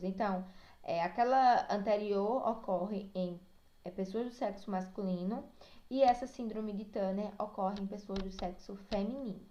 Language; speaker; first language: Portuguese; native; Portuguese